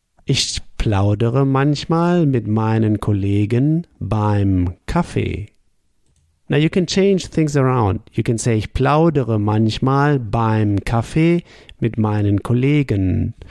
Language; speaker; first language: German; native; German